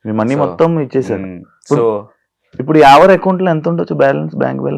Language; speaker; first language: Telugu; native; Telugu